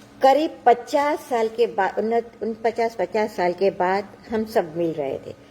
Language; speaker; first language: Hindi; non-native, local second language; Gujarati